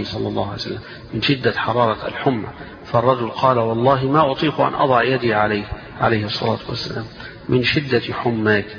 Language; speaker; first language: Arabic; native; Arabic